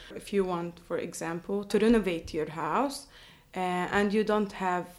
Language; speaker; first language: English; non-native, fluent; Arabic